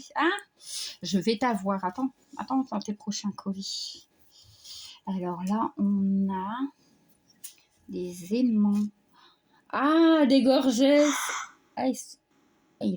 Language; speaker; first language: French; native; French